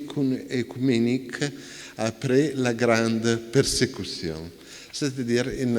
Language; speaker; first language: French; non-native, fluent; Italian